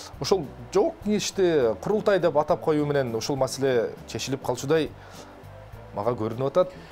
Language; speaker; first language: Kyrgyz; native; Kyrgyz